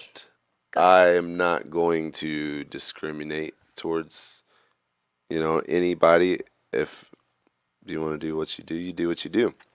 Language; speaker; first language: English; native; English